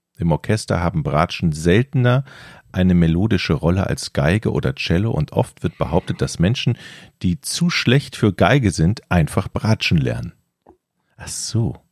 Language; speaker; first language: German; native; German